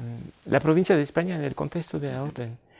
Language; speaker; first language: Spanish; non-native, fluent; French